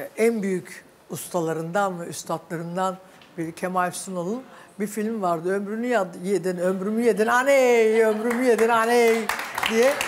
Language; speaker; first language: Turkish; native; Turkish